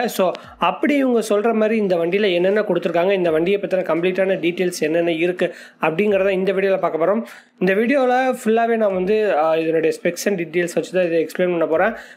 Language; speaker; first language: Tamil; native; Tamil